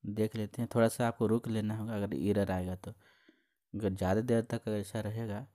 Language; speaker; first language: Hindi; native; Hindi